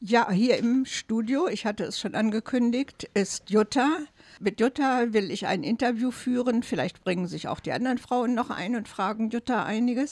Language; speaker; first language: German; native; German